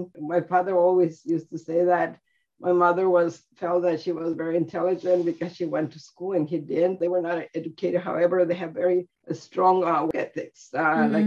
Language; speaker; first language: English; early bilingual, other home language; Spanish